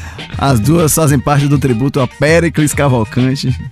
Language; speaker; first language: Portuguese; native; Portuguese